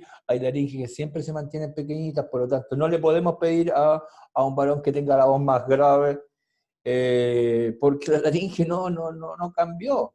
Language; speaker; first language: Spanish; native; Spanish